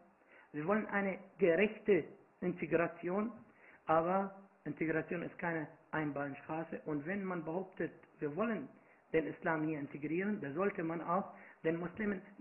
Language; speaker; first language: German; non-native, fluent; Arabic